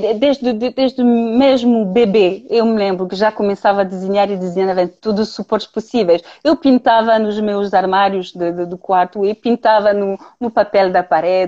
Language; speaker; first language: Portuguese; non-native, fluent; French